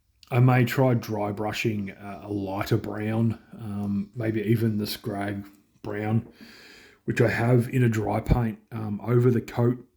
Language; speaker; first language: English; native; English